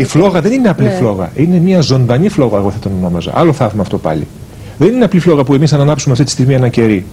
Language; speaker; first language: Greek; native; Greek